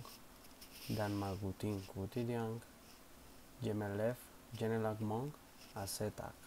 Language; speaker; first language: French; non-native, learner; Spanish